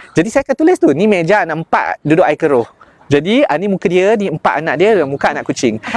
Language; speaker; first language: Malay; native; Malay